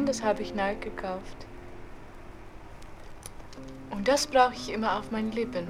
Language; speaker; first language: German; non-native, learner; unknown